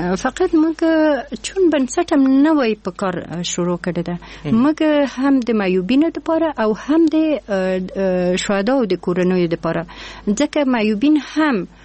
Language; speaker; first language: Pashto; non-native, local second language; Persian